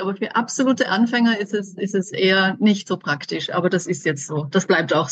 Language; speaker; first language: German; native; German